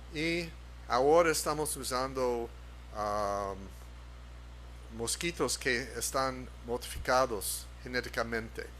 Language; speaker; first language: Spanish; non-native, fluent; English